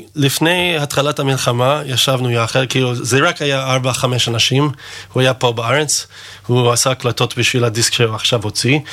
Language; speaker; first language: Hebrew; non-native, fluent; English